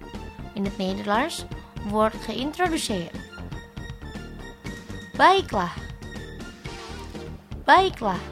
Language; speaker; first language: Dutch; non-native, fluent; Indonesian